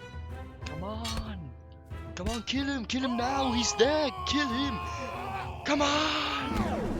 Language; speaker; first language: English; native; English